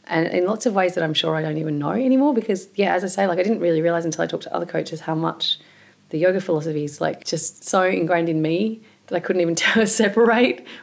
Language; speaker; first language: English; native; English